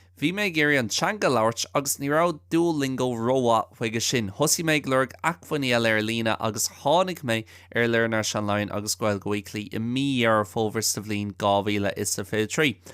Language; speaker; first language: Irish; non-native, local second language; English